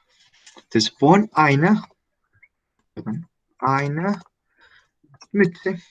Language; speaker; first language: German; non-native, fluent; Spanish